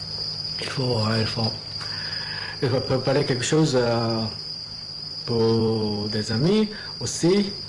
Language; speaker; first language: French; non-native, learner; Japanese